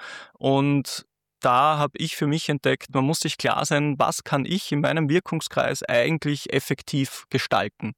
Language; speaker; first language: German; native; German